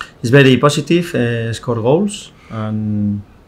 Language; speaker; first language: English; non-native, fluent; Spanish